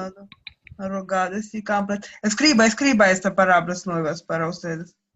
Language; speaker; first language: Spanish; non-native, learner; Russian